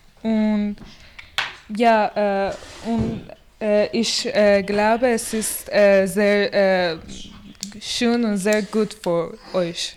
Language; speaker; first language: German; non-native, learner; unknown